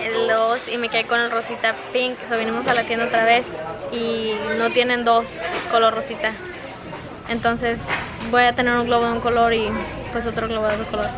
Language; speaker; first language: Spanish; native; Spanish